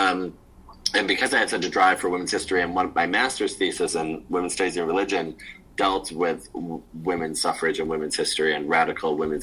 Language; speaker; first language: English; native; English